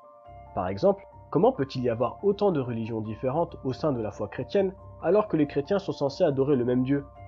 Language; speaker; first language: French; native; French